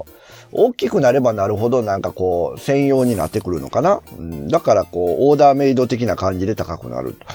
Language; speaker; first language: Japanese; native; Japanese